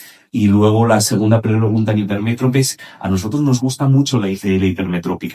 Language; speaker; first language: Spanish; native; Spanish